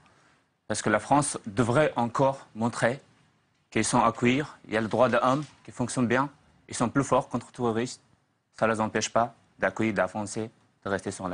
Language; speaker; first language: French; non-native, learner; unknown